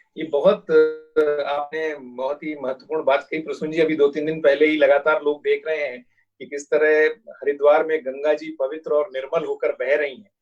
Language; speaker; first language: Hindi; native; Hindi